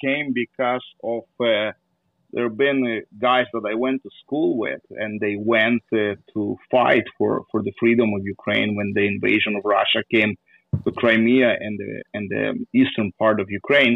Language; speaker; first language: English; non-native, fluent; Ukrainian